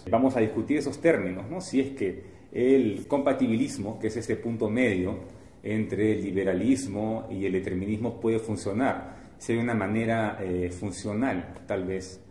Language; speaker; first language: Spanish; native; Spanish